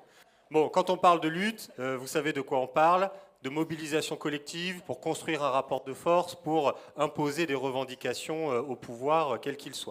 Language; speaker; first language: French; native; French